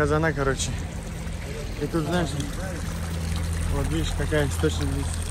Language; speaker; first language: Russian; non-native, fluent; Tajik